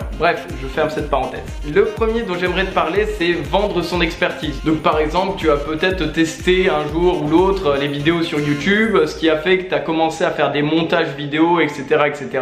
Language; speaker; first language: French; native; French